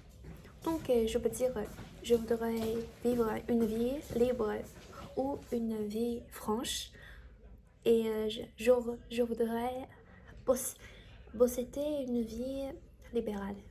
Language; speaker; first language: French; non-native, learner; Chinese